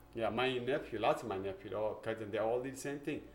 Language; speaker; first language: English; non-native, local second language; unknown